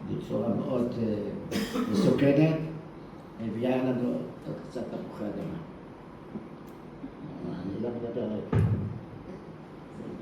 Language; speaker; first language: Hebrew; early bilingual, other home language; Dutch